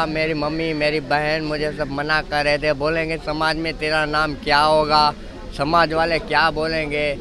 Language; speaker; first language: Hindi; non-native, local second language; Gujarati